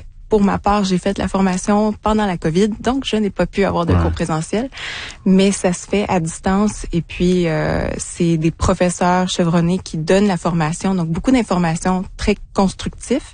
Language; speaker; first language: French; native; French